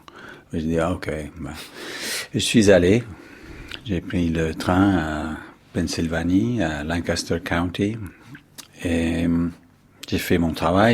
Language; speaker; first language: French; non-native, fluent; English